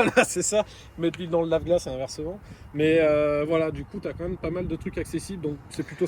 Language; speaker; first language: French; native; French